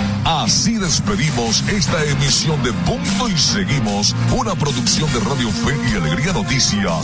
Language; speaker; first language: Spanish; native; Spanish